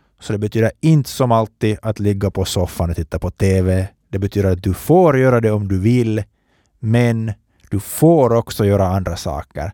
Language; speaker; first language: Swedish; native; Swedish